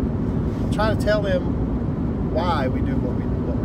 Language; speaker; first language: English; native; English